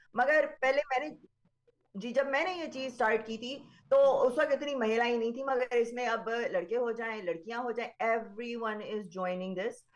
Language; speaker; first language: Urdu; native; Urdu